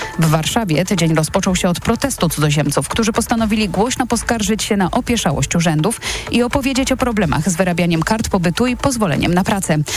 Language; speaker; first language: Polish; native; Polish